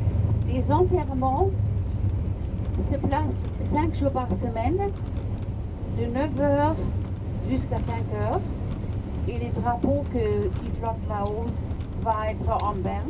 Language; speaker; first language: French; non-native, fluent; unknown